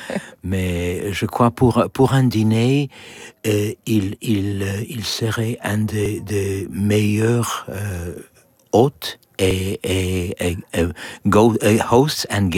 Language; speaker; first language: French; non-native, learner; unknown